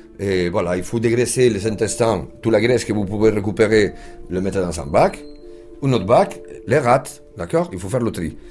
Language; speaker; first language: French; non-native, fluent; Spanish